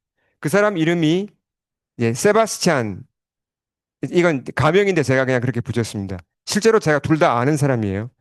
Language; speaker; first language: Korean; native; Korean